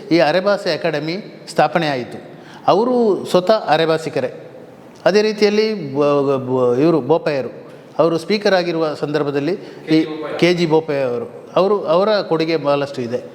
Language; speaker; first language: Kannada; native; Kannada